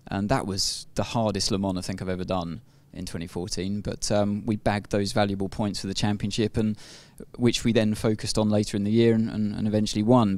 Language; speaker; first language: English; native; English